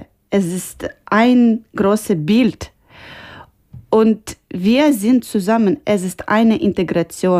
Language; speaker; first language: German; non-native, learner; Ukrainian